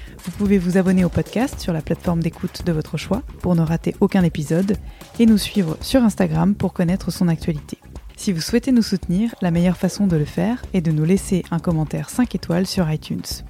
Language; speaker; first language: French; native; French